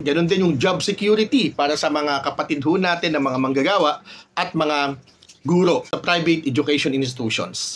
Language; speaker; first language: Filipino; native; Filipino